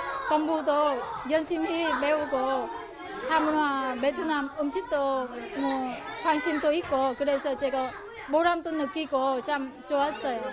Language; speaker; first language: Korean; non-native, learner; Vietnamese